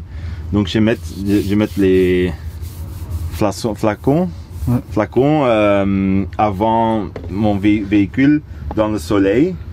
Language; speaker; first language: French; non-native, local second language; Dutch